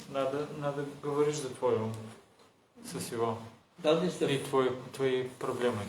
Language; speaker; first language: Russian; non-native, learner; Bulgarian